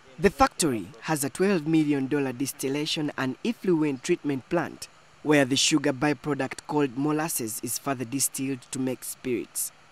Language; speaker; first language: English; non-native, local second language; Ganda